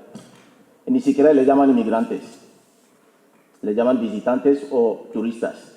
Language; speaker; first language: Spanish; non-native, fluent; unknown